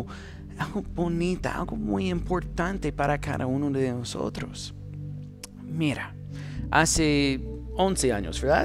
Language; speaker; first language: Spanish; non-native, fluent; English